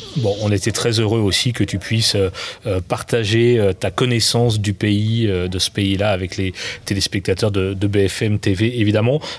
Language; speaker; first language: French; native; French